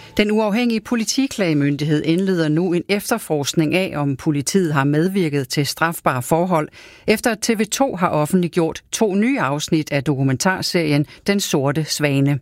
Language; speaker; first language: Danish; native; Danish